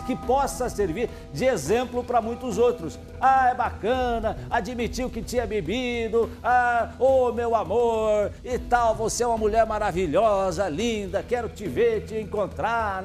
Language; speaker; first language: Portuguese; native; Portuguese